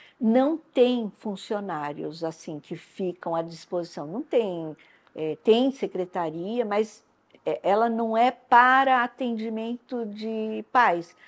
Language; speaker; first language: Portuguese; non-native, local second language; Japanese